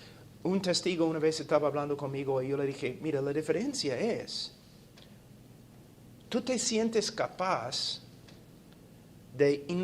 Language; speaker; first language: Spanish; non-native, fluent; English